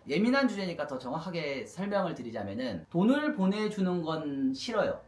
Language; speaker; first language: Korean; native; Korean